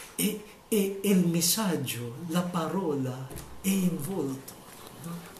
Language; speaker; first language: Italian; non-native, fluent; Filipino